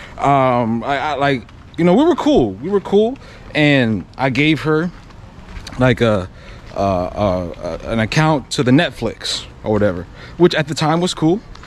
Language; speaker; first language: English; native; English